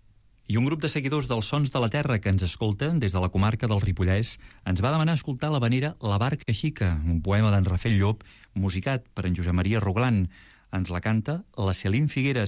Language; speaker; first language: Catalan; native; Catalan